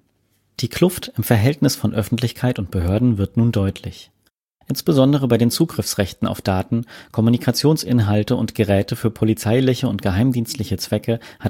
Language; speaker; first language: German; native; German